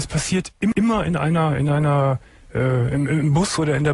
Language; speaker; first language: German; native; German